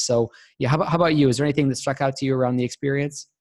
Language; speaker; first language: English; native; English